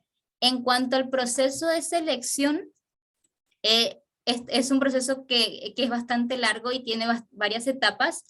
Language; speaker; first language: Spanish; native; Spanish